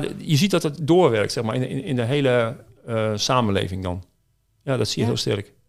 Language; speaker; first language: Dutch; native; Dutch